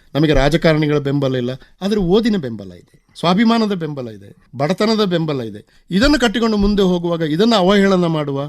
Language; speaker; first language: Kannada; non-native, local second language; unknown